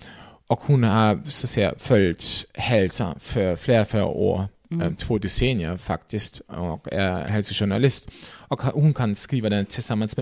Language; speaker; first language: Swedish; non-native, fluent; German